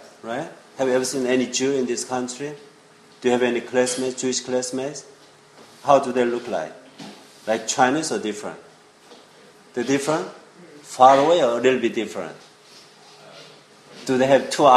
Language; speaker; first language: English; non-native, fluent; Korean